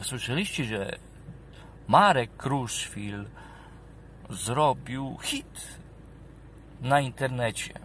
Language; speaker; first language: Polish; native; Polish